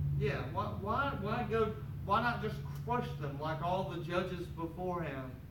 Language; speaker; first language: English; native; English